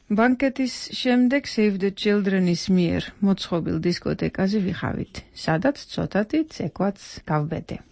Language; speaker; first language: Georgian; non-native, fluent; Dutch